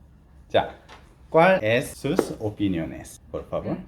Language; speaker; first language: Spanish; non-native, learner; Korean